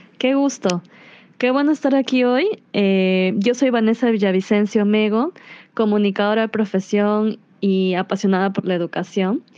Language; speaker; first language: Spanish; native; Spanish